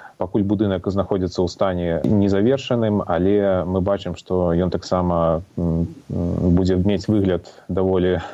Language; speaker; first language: Belarusian; non-native, local second language; Russian